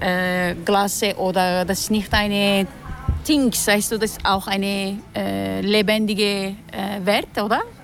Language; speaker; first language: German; non-native, learner; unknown